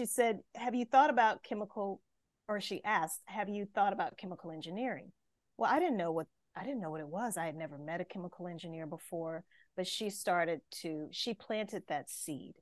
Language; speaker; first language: English; native; English